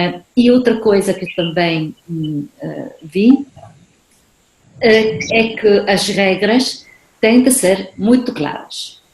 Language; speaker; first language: Portuguese; non-native, fluent; Spanish